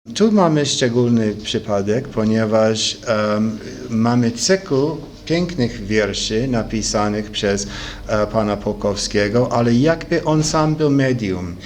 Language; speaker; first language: Polish; early bilingual, heritage; Polish